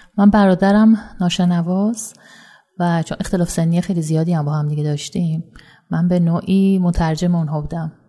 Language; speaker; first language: Persian; native; Persian